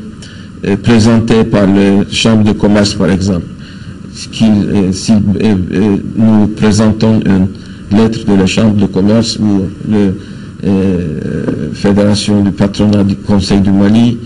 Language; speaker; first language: French; non-native, fluent; Turkish